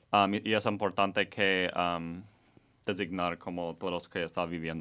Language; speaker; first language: Spanish; non-native, learner; English